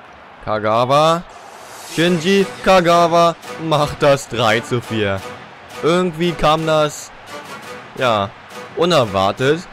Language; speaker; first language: German; native; German